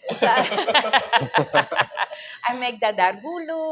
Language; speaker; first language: English; non-native, fluent; Dutch